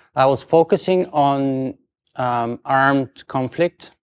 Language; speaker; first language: English; non-native, fluent; Bulgarian